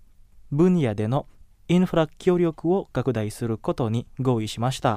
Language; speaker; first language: Japanese; non-native, fluent; Indonesian